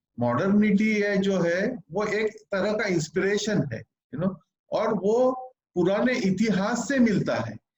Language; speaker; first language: Hindi; non-native, local second language; Marathi